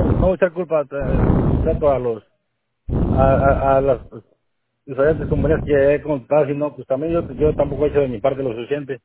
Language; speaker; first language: Spanish; native; Spanish